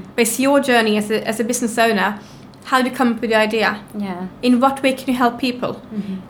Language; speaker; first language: English; non-native, fluent; Norwegian